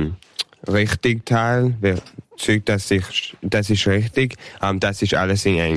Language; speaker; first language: German; early bilingual, heritage; English